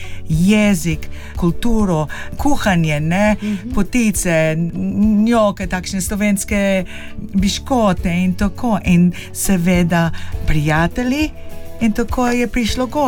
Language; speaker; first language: Slovenian; early bilingual, heritage; Slovenian